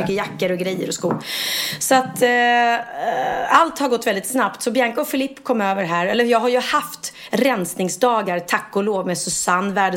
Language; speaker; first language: Swedish; native; Swedish